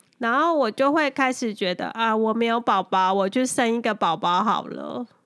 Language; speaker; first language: Chinese; native; Chinese